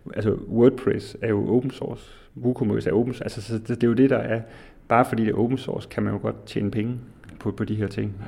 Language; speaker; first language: Danish; native; Danish